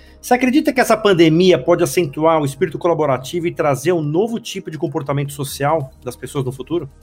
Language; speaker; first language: Portuguese; native; Portuguese